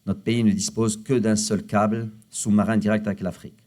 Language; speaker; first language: French; non-native, local second language; Arabic